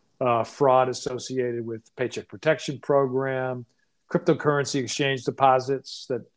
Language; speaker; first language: English; native; English